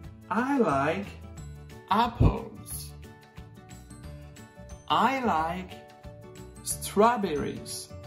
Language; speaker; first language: English; non-native, fluent; French